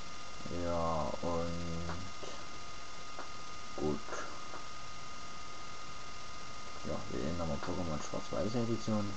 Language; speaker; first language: German; native; German